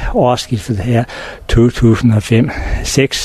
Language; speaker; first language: Danish; native; Danish